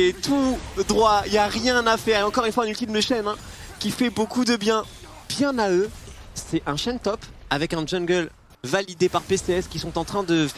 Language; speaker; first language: French; native; French